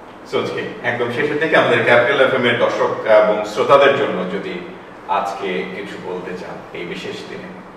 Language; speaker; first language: Bangla; native; Bangla